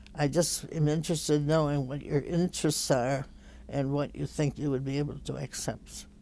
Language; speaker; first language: English; native; English